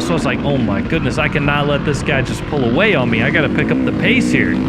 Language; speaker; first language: English; native; English